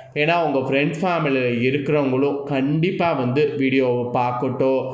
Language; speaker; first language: Tamil; native; Tamil